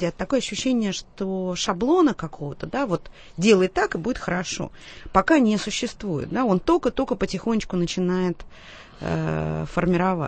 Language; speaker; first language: Russian; native; Russian